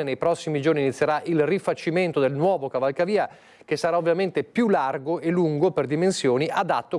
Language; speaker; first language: Italian; native; Italian